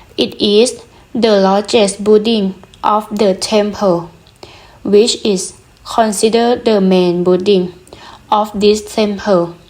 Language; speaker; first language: English; non-native, learner; Thai